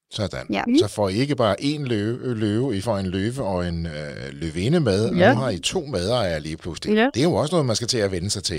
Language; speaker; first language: Danish; native; Danish